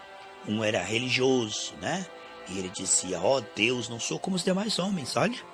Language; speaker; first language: Portuguese; native; Portuguese